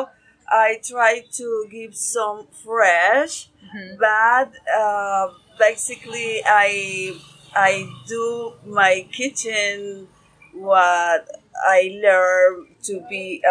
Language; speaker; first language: English; non-native, learner; Spanish